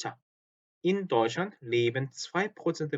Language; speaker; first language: German; non-native, fluent; Korean